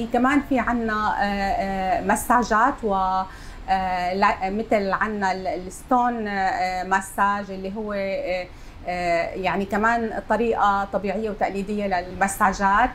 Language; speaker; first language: Arabic; native; Arabic